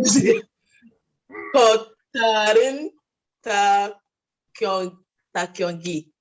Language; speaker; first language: Korean; non-native, learner; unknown